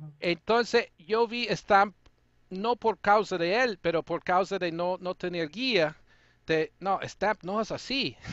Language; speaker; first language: Spanish; non-native, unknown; English